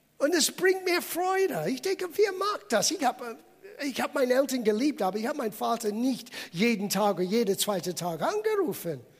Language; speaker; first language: German; non-native, fluent; English